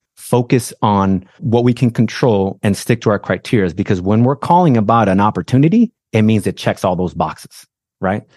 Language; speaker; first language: English; non-native, fluent; Portuguese